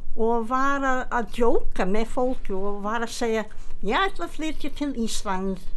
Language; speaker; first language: Icelandic; non-native, fluent; English